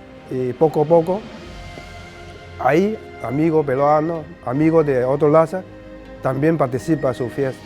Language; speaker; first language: Spanish; non-native, learner; Chinese